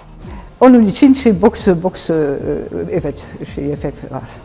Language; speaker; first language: Turkish; non-native, learner; Dutch